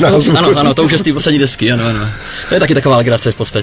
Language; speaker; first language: Czech; native; Czech